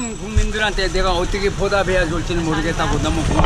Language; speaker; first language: Korean; native; Korean